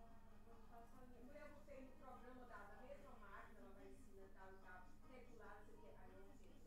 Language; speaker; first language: Portuguese; native; Portuguese